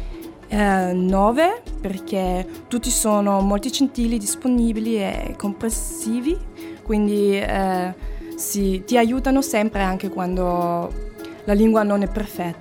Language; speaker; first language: Italian; non-native, fluent; German